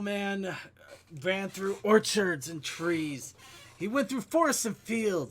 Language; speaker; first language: English; native; English